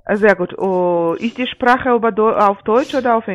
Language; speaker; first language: German; non-native, fluent; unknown